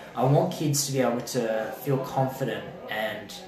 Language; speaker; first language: English; native; English